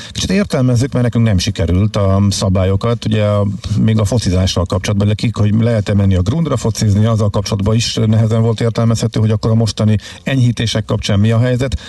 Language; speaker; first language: Hungarian; native; Hungarian